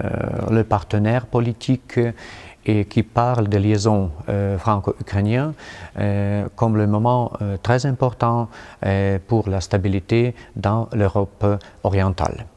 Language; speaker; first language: French; non-native, fluent; Ukrainian